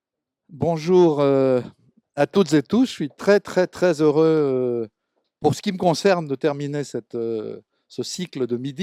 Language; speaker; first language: French; native; French